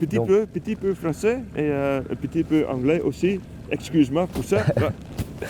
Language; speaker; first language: French; non-native, learner; Dutch